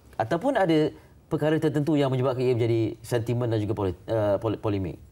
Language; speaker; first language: Malay; native; Malay